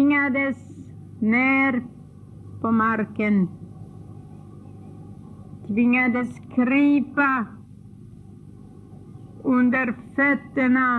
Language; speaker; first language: Swedish; non-native, fluent; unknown